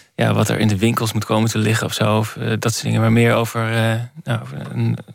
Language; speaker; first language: Dutch; native; Dutch